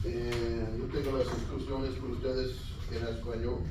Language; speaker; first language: Spanish; non-native, learner; English